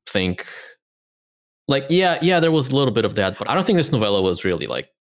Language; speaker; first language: English; non-native, fluent; Bulgarian